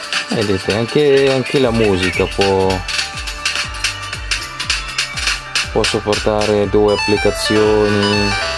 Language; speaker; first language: Italian; non-native, fluent; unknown